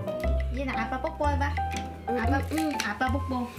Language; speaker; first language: Korean; non-native, learner; Vietnamese